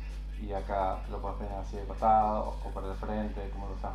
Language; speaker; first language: Spanish; native; Spanish